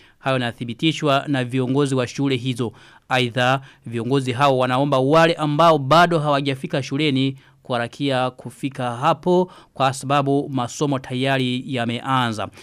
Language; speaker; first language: Swahili; non-native, local second language; Rundi